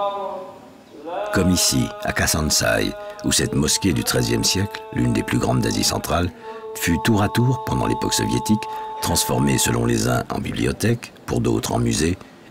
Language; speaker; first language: French; native; French